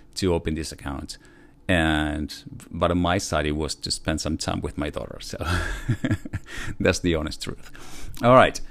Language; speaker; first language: English; non-native, fluent; Spanish